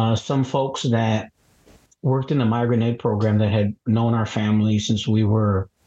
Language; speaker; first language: English; early bilingual, other home language; Spanish